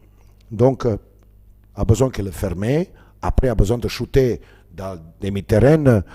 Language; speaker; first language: French; non-native, learner; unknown